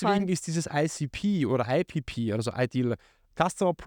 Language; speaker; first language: German; native; German